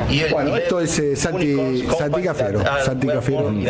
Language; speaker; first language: Spanish; native; Spanish